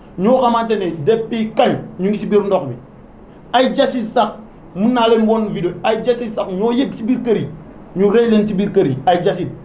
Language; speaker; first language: Wolof; non-native, local second language; Soninke